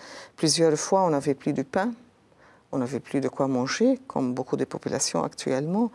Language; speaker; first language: French; non-native, local second language; Arabic